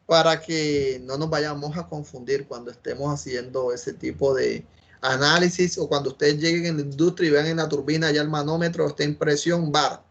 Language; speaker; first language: Spanish; native; Spanish